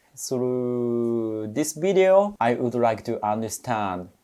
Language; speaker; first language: English; non-native, learner; Japanese